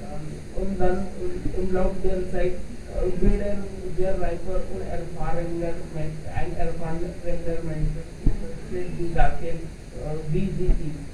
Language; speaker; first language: German; non-native, learner; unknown